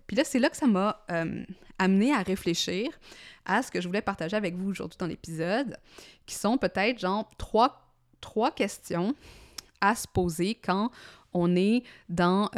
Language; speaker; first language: French; native; French